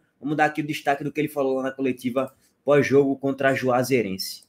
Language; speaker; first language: Portuguese; native; Portuguese